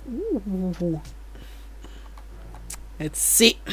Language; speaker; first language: English; non-native, fluent; Italian